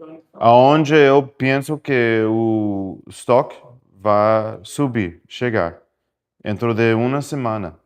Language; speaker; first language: Portuguese; non-native, learner; Spanish